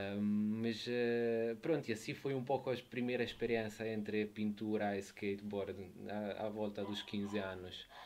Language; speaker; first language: Portuguese; non-native, fluent; Italian